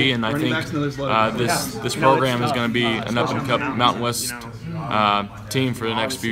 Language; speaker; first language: English; native; English